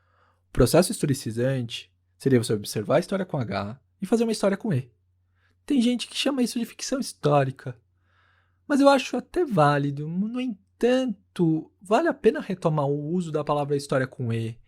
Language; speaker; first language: Portuguese; native; Portuguese